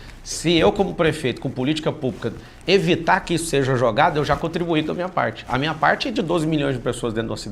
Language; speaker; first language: Portuguese; native; Portuguese